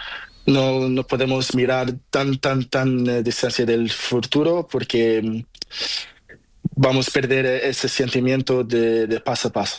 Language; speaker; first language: Spanish; non-native, learner; Portuguese